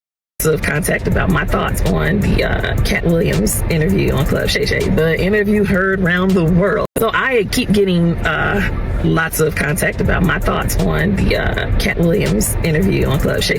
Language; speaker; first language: English; native; English